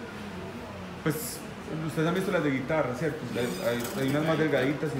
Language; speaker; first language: Spanish; native; Spanish